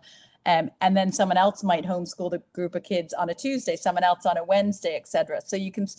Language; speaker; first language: English; native; English